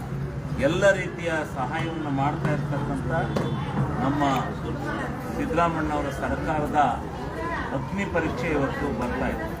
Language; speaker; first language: Kannada; native; Kannada